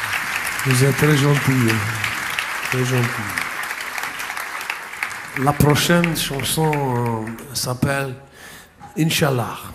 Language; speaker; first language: French; non-native, fluent; English